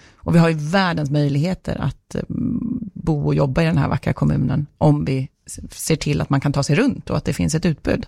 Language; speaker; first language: Swedish; native; Swedish